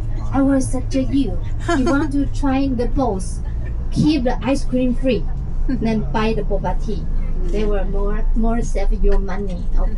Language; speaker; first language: English; non-native, learner; Chinese